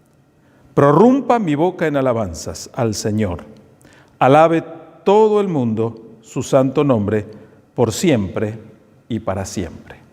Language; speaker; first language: Spanish; native; Spanish